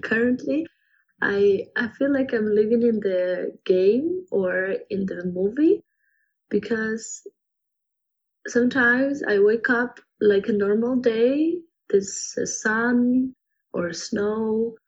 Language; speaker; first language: English; non-native, fluent; Ukrainian